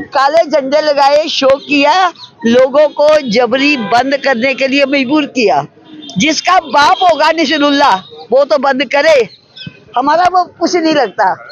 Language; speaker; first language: Hindi; non-native, local second language; Punjabi